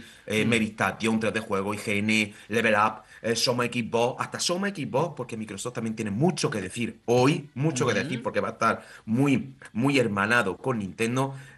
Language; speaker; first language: Spanish; native; Spanish